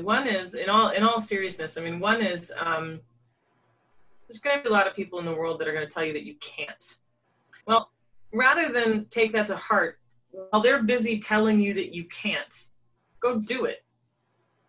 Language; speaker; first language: English; native; English